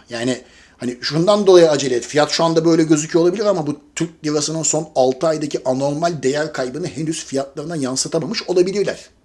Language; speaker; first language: Turkish; native; Turkish